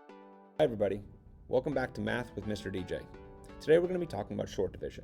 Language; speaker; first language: English; native; English